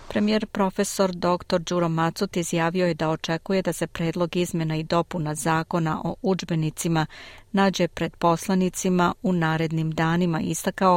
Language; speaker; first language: Croatian; native; Croatian